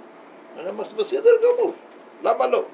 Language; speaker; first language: Hebrew; non-native, learner; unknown